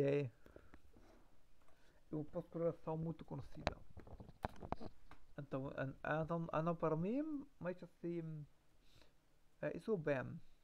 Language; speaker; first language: Portuguese; non-native, learner; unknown